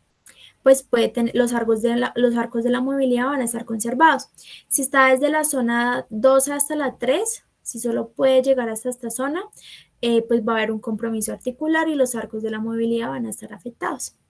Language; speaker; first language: Spanish; native; Spanish